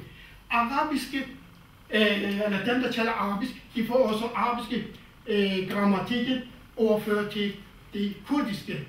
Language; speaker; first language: Danish; non-native, fluent; Kurdish